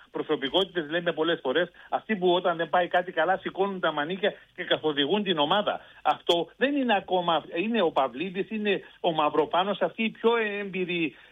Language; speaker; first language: Greek; early bilingual, heritage; Greek